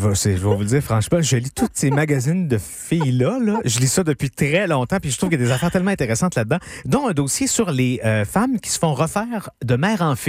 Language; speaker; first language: French; native; French